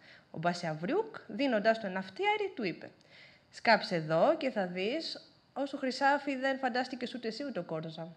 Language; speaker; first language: Greek; native; Greek